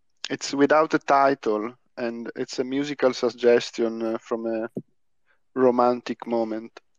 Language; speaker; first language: English; non-native, fluent; Italian